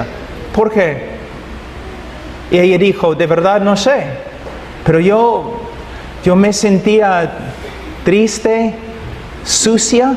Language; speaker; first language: Spanish; non-native, fluent; English